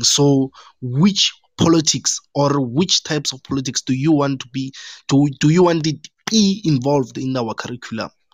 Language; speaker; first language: English; non-native, local second language; Northern Sotho